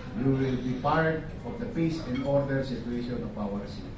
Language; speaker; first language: English; non-native, local second language; Filipino